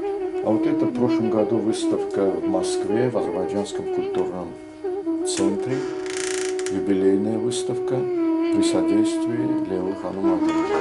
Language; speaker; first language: Russian; non-native, local second language; Azerbaijani